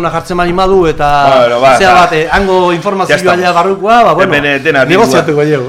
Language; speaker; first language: Basque; native; Basque